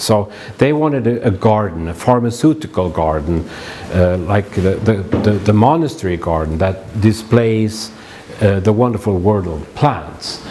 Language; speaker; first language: English; non-native, fluent; Swedish